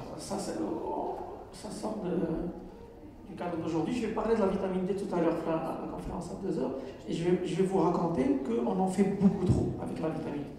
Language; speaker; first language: French; non-native, local second language; Arabic